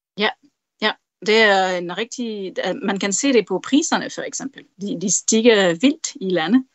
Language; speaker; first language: Danish; non-native, fluent; French